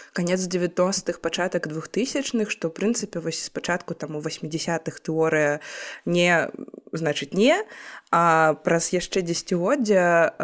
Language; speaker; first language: Belarusian; non-native, local second language; Russian